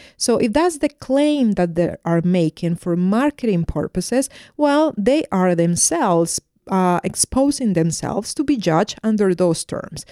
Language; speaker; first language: English; non-native, fluent; Spanish